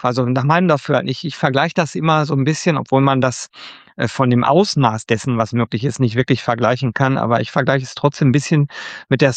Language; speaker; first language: German; native; German